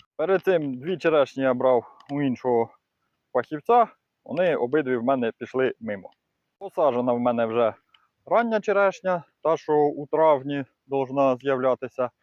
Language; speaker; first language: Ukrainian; native; Ukrainian